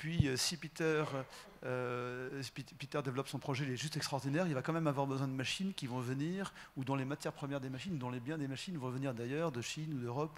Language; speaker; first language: French; native; French